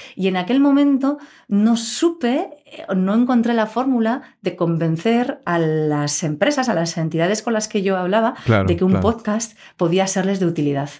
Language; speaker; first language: Spanish; native; Spanish